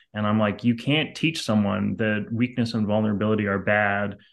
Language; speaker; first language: English; native; English